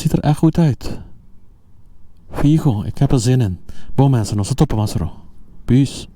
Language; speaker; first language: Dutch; non-native, local second language; Papiamento